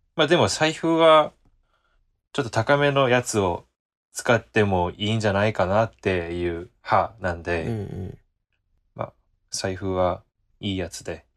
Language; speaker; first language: Japanese; non-native, fluent; Korean